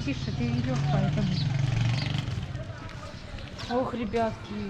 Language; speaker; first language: Russian; native; Russian